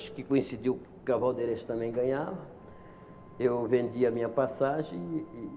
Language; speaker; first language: Portuguese; native; Portuguese